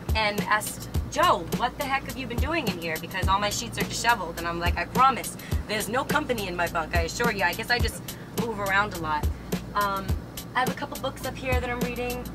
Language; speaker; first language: English; native; English